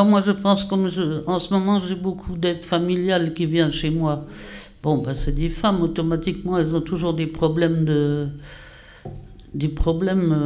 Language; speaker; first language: French; native; French